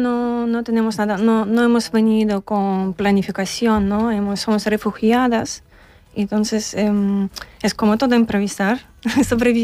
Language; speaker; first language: Spanish; non-native, learner; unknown